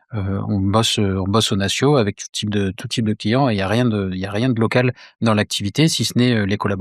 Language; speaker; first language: French; native; French